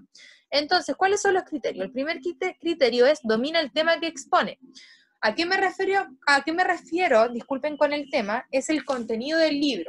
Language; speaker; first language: Spanish; native; Spanish